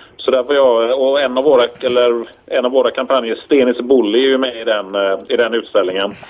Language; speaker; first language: Swedish; native; Swedish